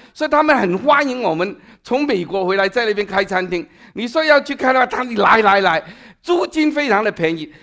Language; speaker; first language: Chinese; non-native, local second language; Cantonese